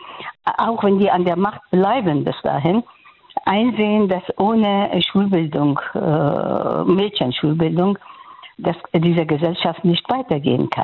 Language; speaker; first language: German; non-native, fluent; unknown